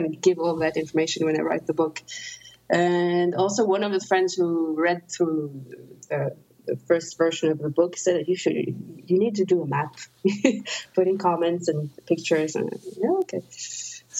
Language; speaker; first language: English; non-native, fluent; Norwegian